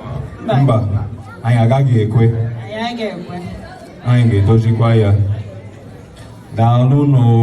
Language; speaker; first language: Igbo; early bilingual, heritage; Igbo